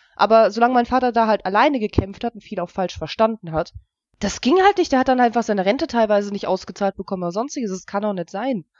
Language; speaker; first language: German; early bilingual, other home language; Russian